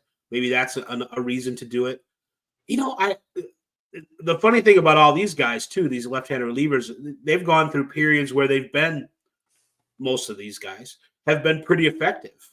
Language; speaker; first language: English; native; English